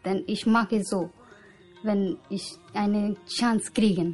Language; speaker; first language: German; non-native, learner; Punjabi